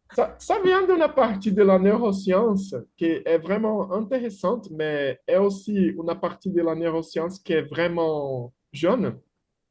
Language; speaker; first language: French; non-native, fluent; Portuguese